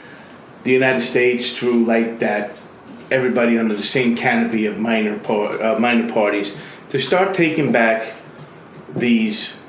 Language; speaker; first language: English; native; English